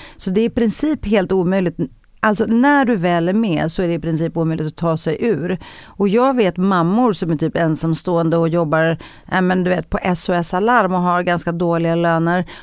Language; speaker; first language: Swedish; early bilingual, other home language; Greek